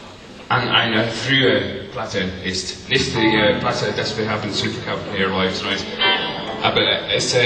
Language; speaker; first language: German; non-native, learner; English